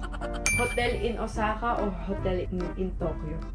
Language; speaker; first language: English; non-native, learner; Filipino